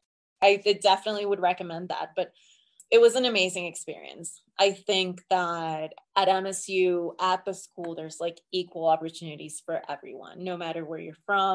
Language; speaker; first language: English; non-native, fluent; Spanish